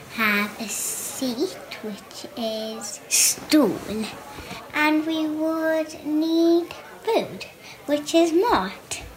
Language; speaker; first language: English; native; English